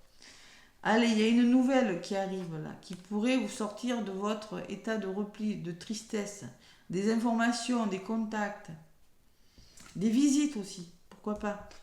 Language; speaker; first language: French; native; French